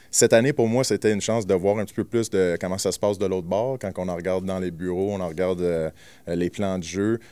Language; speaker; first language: French; native; French